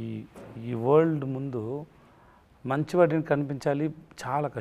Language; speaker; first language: Telugu; non-native, learner; Tamil